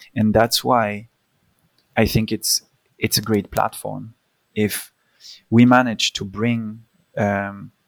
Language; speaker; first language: English; early bilingual, other home language; Polish